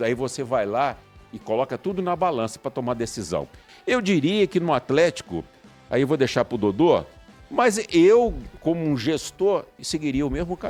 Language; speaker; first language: Portuguese; native; Portuguese